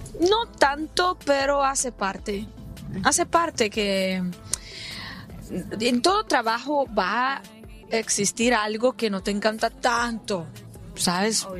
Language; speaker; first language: Spanish; non-native, fluent; Portuguese